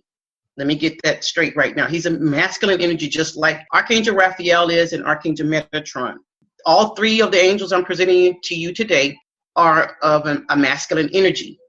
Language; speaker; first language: English; native; English